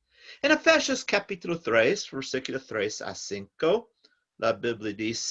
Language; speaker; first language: Spanish; non-native, learner; English